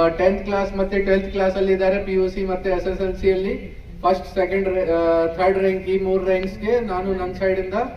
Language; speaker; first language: Kannada; non-native, local second language; Hindi